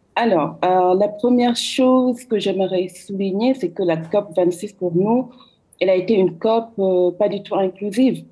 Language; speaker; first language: French; non-native, local second language; Wolof